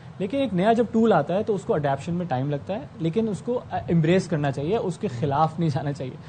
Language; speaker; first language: Urdu; native; Urdu